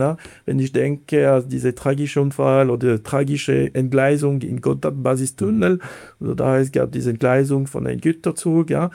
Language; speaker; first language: German; non-native, fluent; Italian